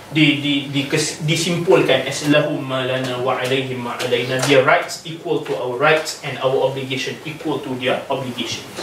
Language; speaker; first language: English; non-native, local second language; Malay